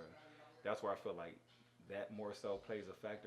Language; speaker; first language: English; native; English